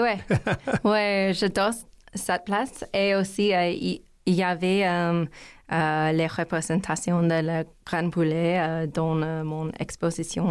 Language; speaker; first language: French; non-native, learner; English